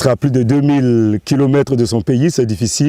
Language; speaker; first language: French; non-native, local second language; Baoulé